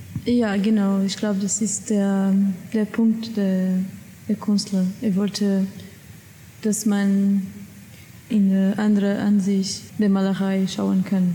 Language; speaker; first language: German; non-native, learner; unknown